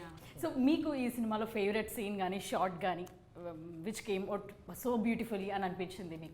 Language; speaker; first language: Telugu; native; Telugu